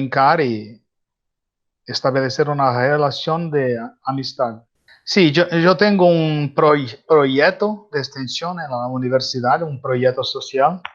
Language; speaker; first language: Spanish; non-native, learner; Portuguese